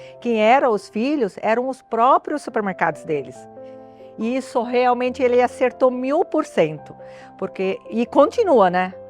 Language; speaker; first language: Portuguese; non-native, fluent; Arabic